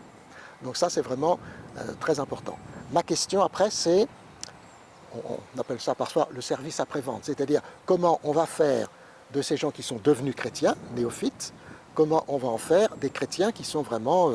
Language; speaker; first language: French; native; French